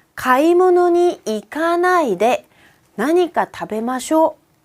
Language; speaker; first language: Japanese; non-native, fluent; Korean